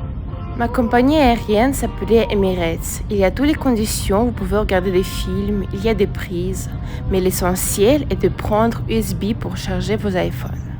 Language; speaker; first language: French; non-native, fluent; Russian